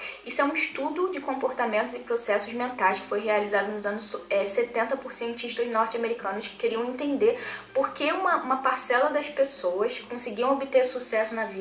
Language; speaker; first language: Portuguese; native; Portuguese